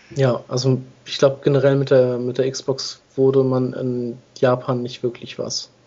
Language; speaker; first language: German; non-native, fluent; English